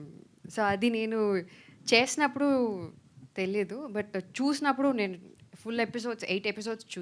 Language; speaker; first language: Telugu; non-native, fluent; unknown